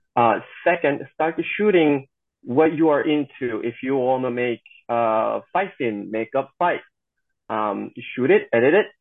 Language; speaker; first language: English; non-native, fluent; Korean